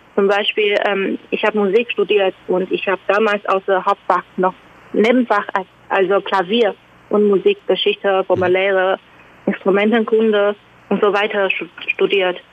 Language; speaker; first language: German; non-native, fluent; Chinese